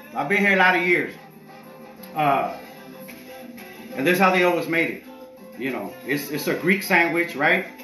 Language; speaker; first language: English; early bilingual, other home language; Spanish